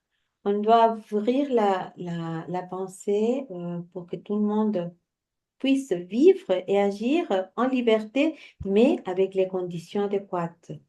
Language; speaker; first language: French; non-native, fluent; Spanish